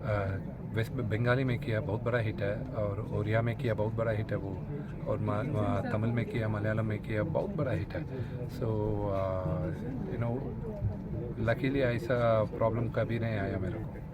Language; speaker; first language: Hindi; non-native, learner; Telugu